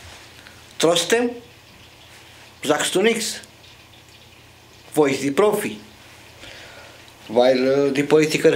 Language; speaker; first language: German; non-native, learner; Romanian